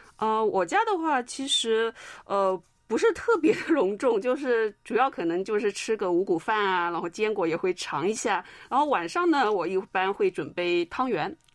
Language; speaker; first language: Chinese; native; Chinese